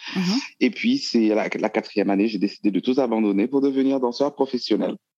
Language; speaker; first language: French; non-native, local second language; Haitian Creole